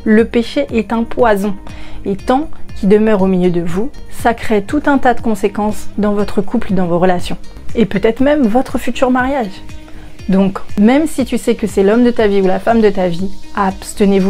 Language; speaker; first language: French; native; French